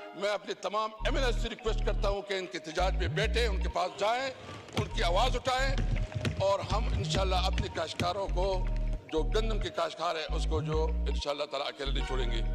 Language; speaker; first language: Urdu; non-native, local second language; Pashto